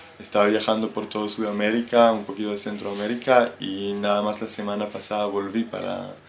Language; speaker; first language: Spanish; non-native, fluent; Hebrew